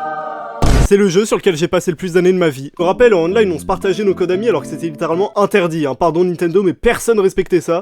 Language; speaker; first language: French; native; French